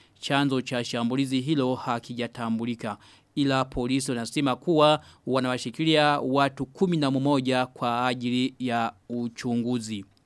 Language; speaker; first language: Swahili; non-native, local second language; Rundi